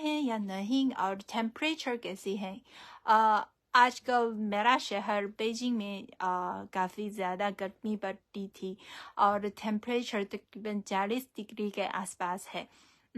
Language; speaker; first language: Urdu; non-native, fluent; Chinese